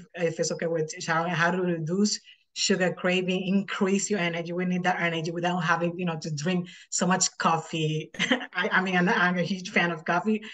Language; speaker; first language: English; non-native, fluent; Spanish